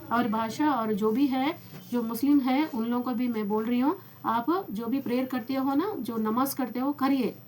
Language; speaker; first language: Hindi; non-native, local second language; Telugu